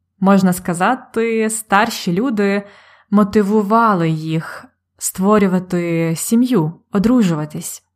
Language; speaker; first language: Ukrainian; native; Ukrainian